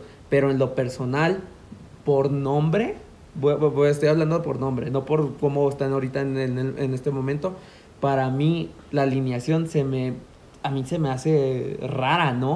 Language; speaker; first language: Spanish; native; Spanish